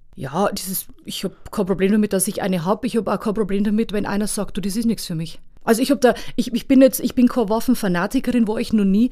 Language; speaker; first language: German; native; German